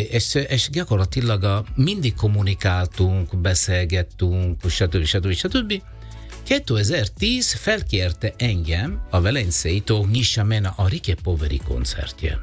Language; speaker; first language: Hungarian; non-native, fluent; Italian